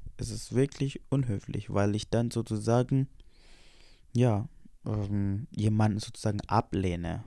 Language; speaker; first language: German; non-native, fluent; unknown